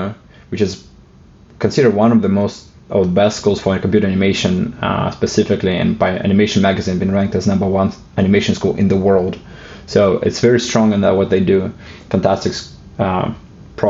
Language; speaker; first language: English; non-native, fluent; Russian